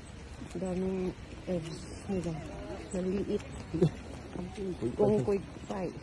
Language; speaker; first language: Japanese; non-native, learner; Filipino